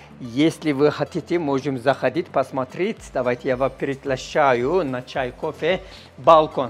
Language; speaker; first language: Russian; non-native, learner; Turkish